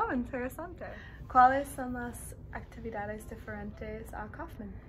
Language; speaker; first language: Spanish; non-native, learner; English